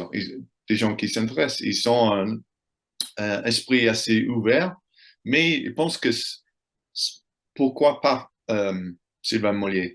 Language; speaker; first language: French; non-native, fluent; English